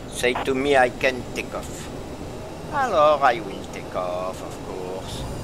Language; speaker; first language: English; non-native, learner; French